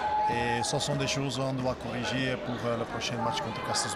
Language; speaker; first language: French; non-native, local second language; Dutch